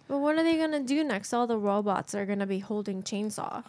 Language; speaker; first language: English; non-native, fluent; Japanese